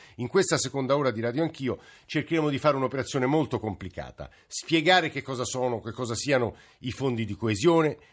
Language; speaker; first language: Italian; native; Italian